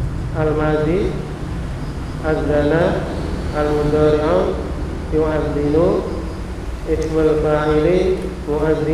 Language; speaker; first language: Arabic; non-native, learner; Indonesian